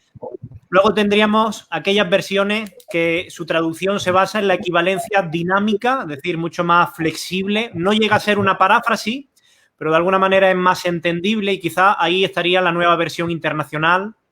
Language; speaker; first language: Spanish; native; Spanish